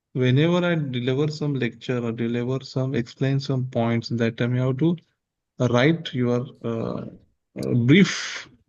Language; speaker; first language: English; non-native, local second language; Marathi